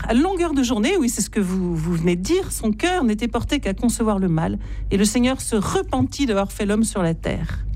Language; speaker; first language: French; native; French